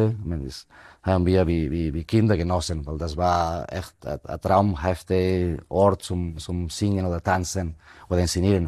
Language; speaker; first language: German; non-native, fluent; Spanish